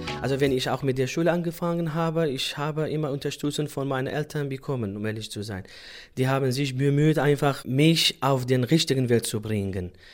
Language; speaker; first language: German; non-native, fluent; Central Kurdish